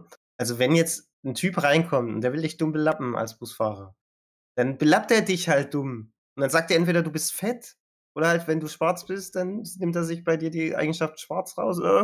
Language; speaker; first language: German; native; German